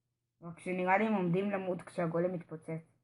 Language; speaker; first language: Hebrew; native; Hebrew